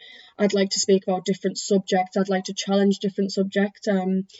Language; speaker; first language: English; native; English